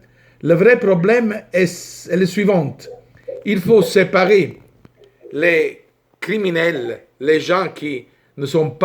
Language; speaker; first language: French; non-native, fluent; Italian